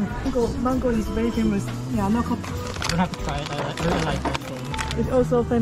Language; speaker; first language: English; non-native, learner; Korean